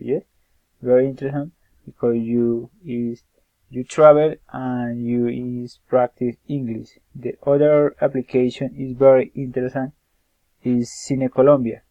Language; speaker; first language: English; non-native, learner; Spanish